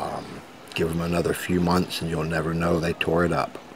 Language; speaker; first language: English; native; English